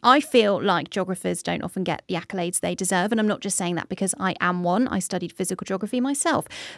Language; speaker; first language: English; native; English